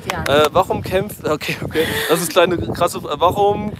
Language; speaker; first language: German; native; German